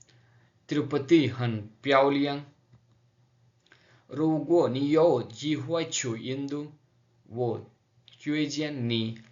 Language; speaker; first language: Chinese; non-native, learner; Telugu